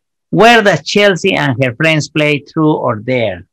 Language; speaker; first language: English; non-native, fluent; Spanish